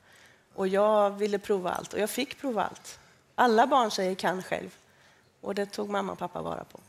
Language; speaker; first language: Swedish; native; Swedish